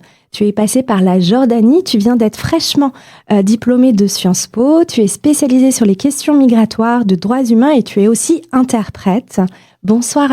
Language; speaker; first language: French; native; French